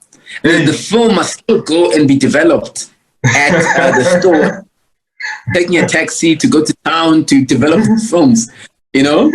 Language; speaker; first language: English; non-native, local second language; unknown